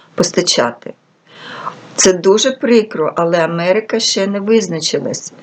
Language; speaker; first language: Ukrainian; non-native, local second language; Russian